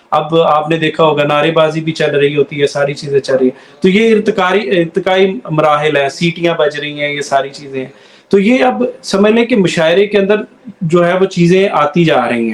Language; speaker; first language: Urdu; non-native, local second language; Punjabi